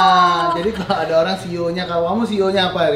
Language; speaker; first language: Indonesian; native; Indonesian